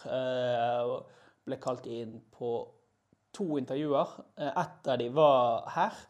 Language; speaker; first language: Norwegian; native; Norwegian